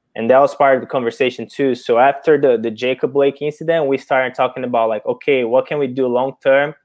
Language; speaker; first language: English; non-native, fluent; Portuguese